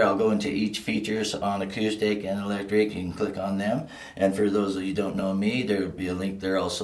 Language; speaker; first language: English; native; English